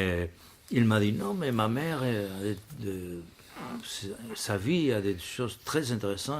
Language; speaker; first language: French; non-native, learner; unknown